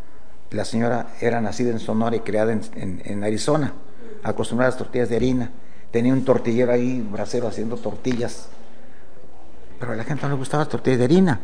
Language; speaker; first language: Spanish; native; Spanish